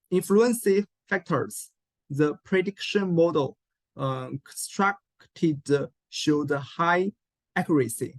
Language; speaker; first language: English; non-native, learner; Chinese